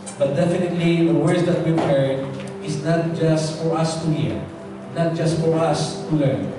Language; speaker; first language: English; non-native, local second language; Filipino